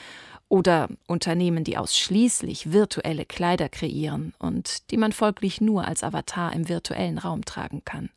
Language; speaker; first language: German; native; German